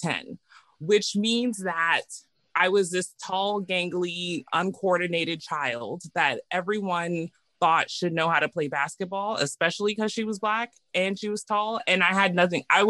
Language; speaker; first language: English; native; English